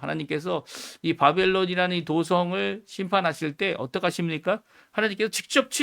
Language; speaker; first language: Korean; native; Korean